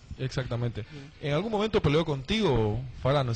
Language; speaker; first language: Spanish; native; Spanish